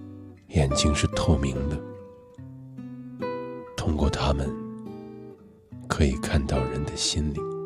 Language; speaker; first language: Chinese; native; Chinese